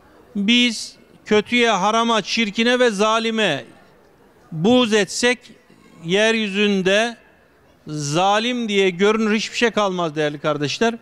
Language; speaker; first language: Turkish; native; Turkish